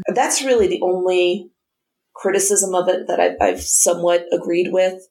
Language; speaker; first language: English; native; English